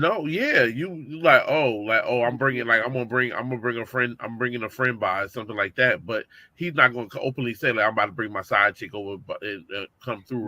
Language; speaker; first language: English; native; English